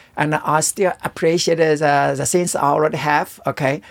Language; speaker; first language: English; non-native, learner; Chinese